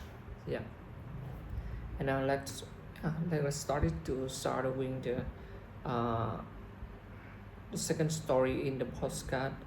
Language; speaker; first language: English; non-native, learner; Vietnamese